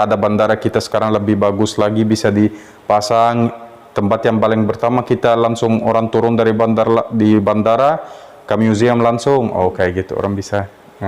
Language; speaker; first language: Indonesian; non-native, fluent; Arabic